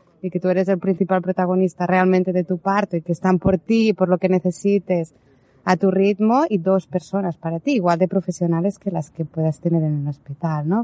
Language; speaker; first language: Spanish; native; Spanish